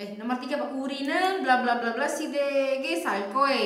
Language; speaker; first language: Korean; non-native, fluent; Indonesian